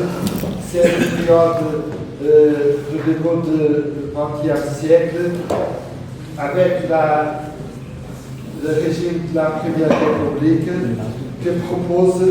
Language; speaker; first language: French; non-native, fluent; Portuguese